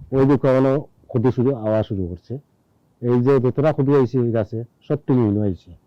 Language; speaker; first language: Bangla; non-native, local second language; Sylheti